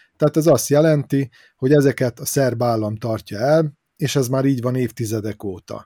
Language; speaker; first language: Hungarian; native; Hungarian